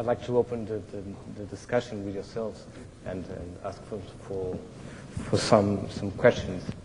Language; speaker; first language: English; non-native, fluent; Portuguese